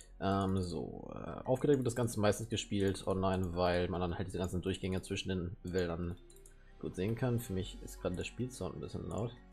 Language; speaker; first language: German; native; German